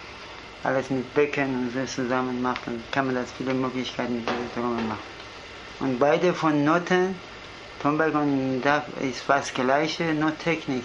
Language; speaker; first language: German; non-native, fluent; Kurdish